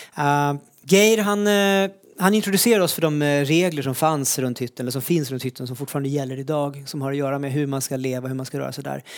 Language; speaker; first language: Swedish; native; Swedish